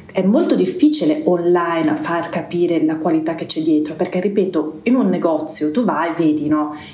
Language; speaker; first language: Italian; native; Italian